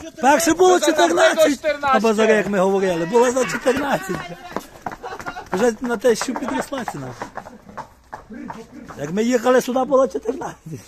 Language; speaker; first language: Polish; non-native, learner; Ukrainian